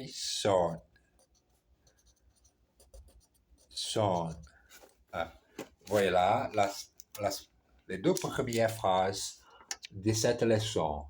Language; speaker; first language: French; non-native, learner; Portuguese